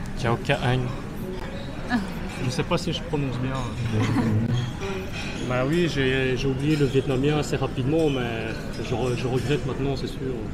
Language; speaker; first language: French; early bilingual, other home language; Vietnamese